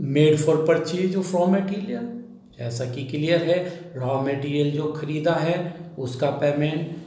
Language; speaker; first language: Hindi; native; Hindi